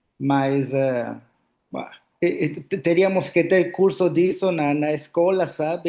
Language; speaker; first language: Portuguese; non-native, fluent; Spanish